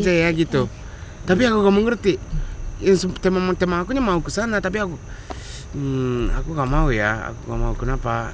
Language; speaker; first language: Indonesian; non-native, learner; Japanese